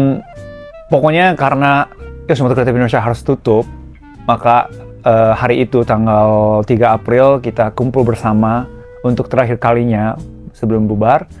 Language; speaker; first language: Indonesian; non-native, fluent; Japanese